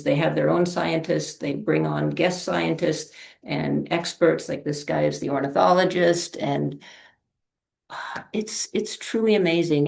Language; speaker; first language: English; native; English